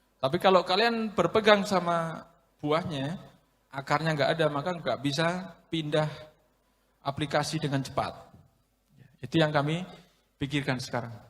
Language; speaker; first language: Indonesian; non-native, local second language; Javanese